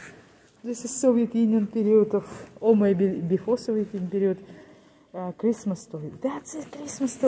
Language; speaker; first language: English; non-native, learner; Russian